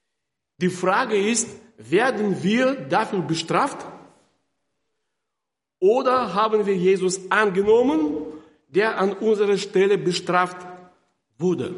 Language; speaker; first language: German; non-native, fluent; Russian